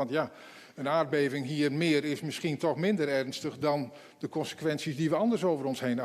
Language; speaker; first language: Dutch; non-native, local second language; Western Frisian